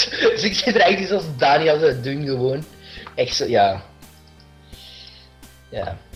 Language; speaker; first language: Dutch; native; Dutch